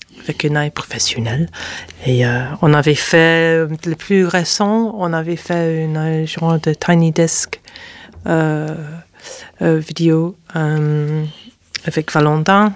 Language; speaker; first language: French; non-native, fluent; English